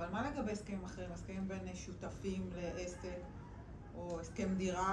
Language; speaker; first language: Hebrew; native; Hebrew